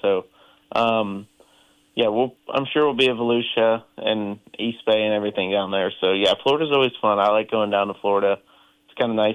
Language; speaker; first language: English; native; English